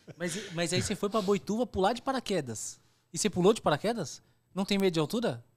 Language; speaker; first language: Portuguese; native; Portuguese